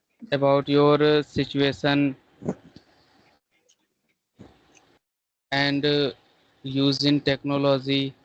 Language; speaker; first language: English; non-native, learner; Hindi